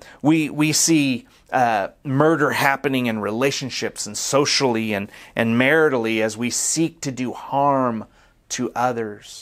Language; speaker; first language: English; native; English